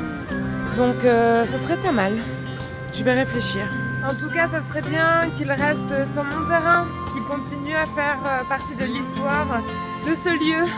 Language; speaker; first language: French; native; French